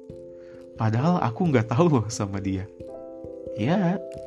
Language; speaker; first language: Indonesian; native; Indonesian